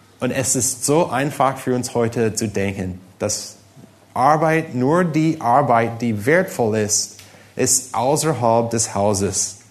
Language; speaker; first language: German; non-native, fluent; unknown